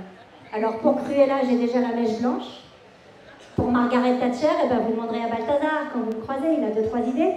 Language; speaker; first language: French; native; French